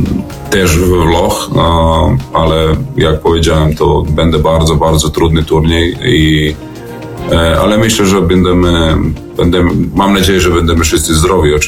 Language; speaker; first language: Polish; non-native, fluent; Serbian